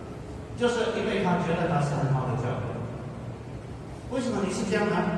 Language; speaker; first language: Chinese; non-native, fluent; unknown